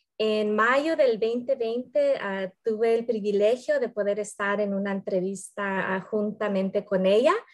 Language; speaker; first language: Spanish; early bilingual, heritage; Spanish